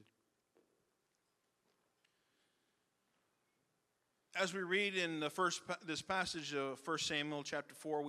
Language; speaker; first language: English; native; English